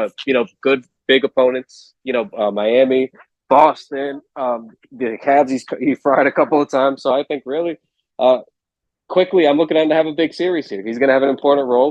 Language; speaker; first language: English; native; English